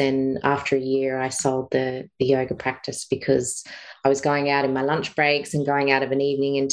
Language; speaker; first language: English; native; English